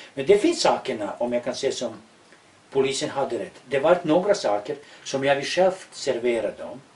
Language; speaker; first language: Swedish; non-native, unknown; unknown